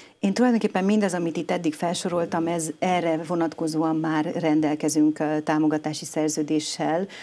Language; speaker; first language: Hungarian; native; Hungarian